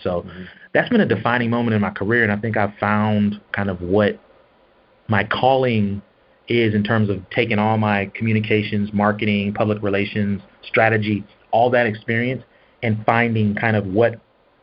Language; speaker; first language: English; native; English